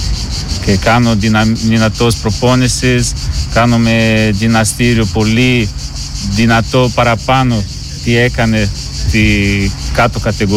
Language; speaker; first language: Greek; non-native, learner; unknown